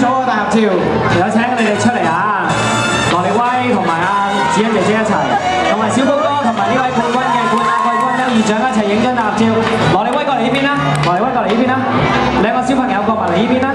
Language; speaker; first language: Cantonese; native; Cantonese